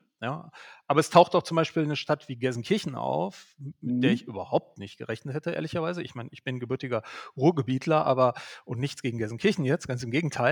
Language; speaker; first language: German; native; German